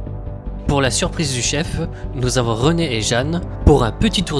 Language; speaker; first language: French; native; French